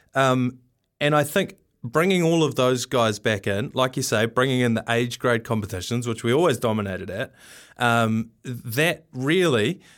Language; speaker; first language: English; native; English